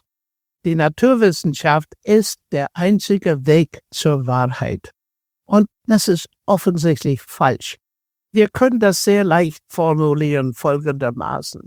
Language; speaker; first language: German; non-native, fluent; English